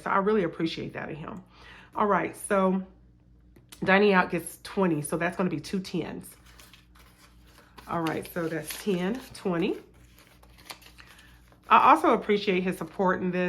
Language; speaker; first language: English; native; English